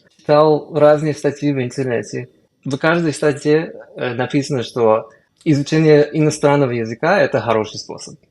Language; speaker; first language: Russian; non-native, fluent; English